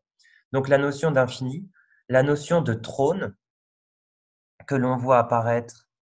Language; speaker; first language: French; native; French